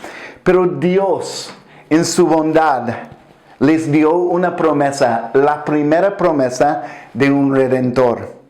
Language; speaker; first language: Spanish; non-native, fluent; English